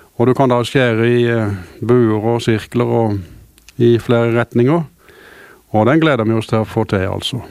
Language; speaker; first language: Norwegian; native; Norwegian